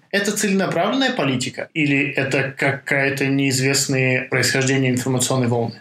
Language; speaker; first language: Russian; native; Russian